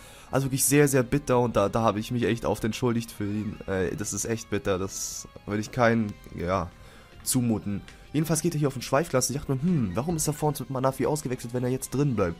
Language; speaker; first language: German; native; German